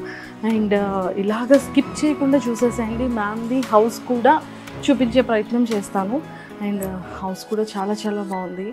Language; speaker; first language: Telugu; native; Telugu